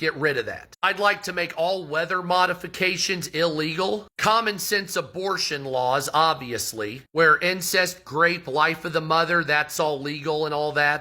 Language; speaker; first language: English; native; English